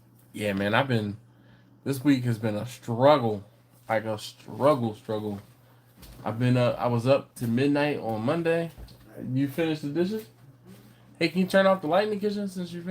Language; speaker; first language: English; native; English